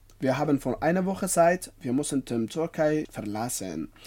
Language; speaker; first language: German; non-native, learner; Persian